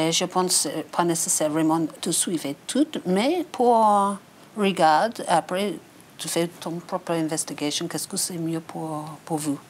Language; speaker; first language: French; non-native, learner; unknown